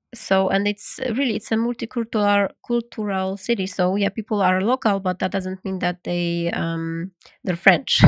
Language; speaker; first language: English; non-native, fluent; Polish